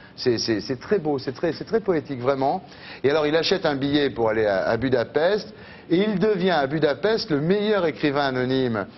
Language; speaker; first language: French; native; French